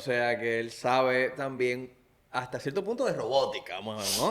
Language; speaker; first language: Spanish; native; Spanish